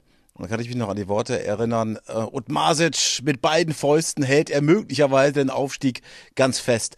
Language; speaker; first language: German; native; German